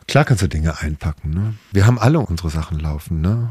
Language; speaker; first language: German; native; German